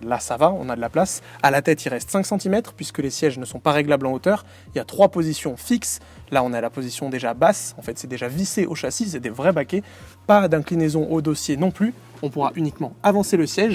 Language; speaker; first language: French; native; French